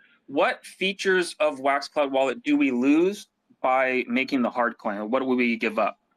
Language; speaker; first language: English; native; English